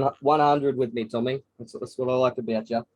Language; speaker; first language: English; native; English